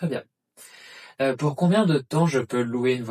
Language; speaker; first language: French; non-native, learner; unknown